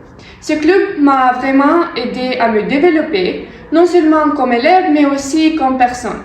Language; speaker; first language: French; non-native, learner; Romanian